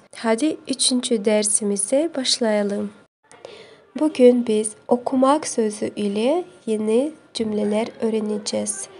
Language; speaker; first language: Turkish; non-native, fluent; Kazakh